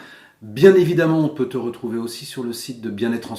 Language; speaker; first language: French; native; French